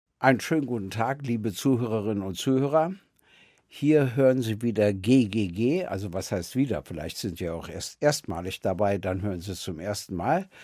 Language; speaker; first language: German; native; German